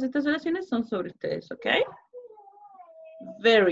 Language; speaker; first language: Spanish; native; Spanish